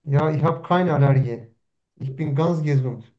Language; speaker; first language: German; non-native, learner; Turkish